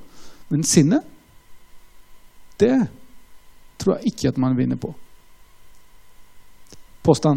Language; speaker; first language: Norwegian; non-native, fluent; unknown